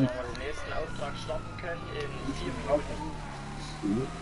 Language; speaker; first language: German; native; German